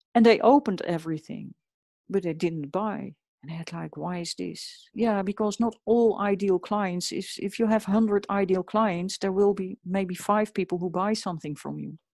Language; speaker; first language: English; non-native, fluent; Dutch